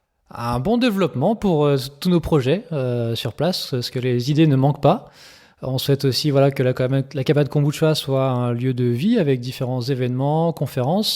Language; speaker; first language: French; native; French